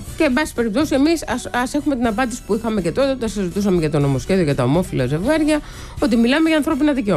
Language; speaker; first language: Greek; native; Greek